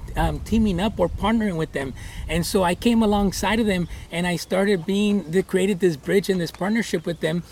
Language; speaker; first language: English; early bilingual, other home language; Spanish